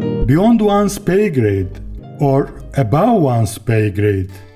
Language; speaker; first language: English; non-native, fluent; Turkish